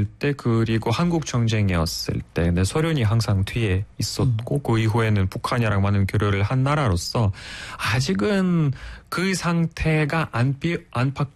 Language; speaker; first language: Korean; non-native, fluent; Russian